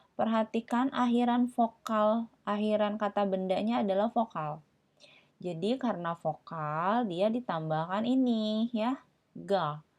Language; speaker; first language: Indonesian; native; Indonesian